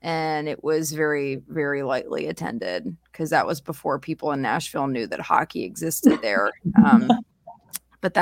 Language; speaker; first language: English; native; English